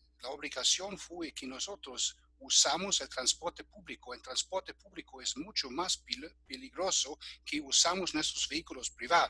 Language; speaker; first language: Spanish; non-native, fluent; German